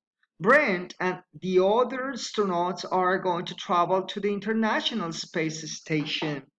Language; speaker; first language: English; non-native, fluent; Spanish